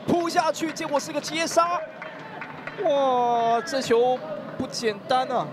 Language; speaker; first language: Chinese; native; Chinese